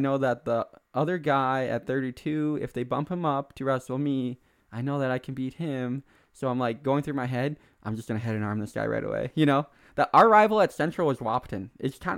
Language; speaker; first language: English; native; English